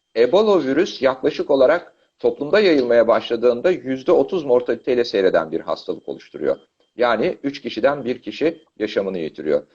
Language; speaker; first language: Turkish; native; Turkish